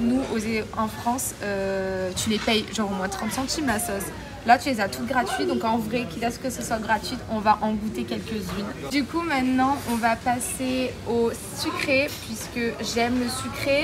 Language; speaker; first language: French; native; French